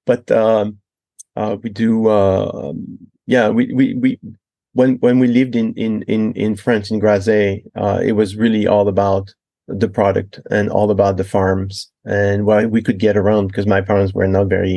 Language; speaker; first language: English; non-native, fluent; French